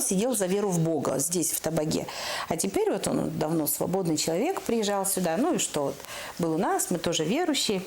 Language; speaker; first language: Russian; native; Russian